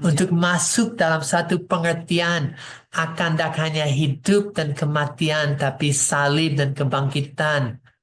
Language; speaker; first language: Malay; non-native, fluent; English